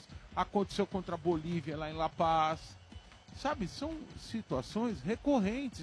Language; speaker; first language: Portuguese; native; Portuguese